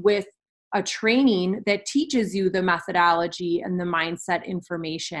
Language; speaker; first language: English; native; English